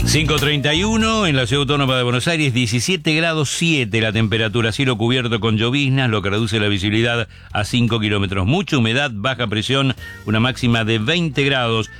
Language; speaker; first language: Spanish; native; Spanish